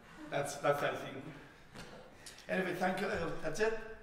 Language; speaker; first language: English; non-native, learner; Persian